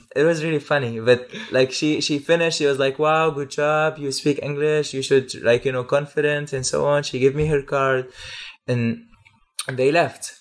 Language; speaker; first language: English; non-native, fluent; Arabic